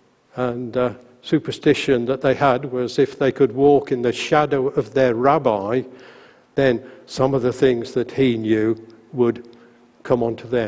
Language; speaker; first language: English; native; English